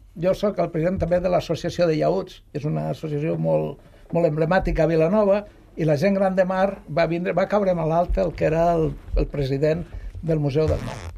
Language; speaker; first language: Catalan; native; Catalan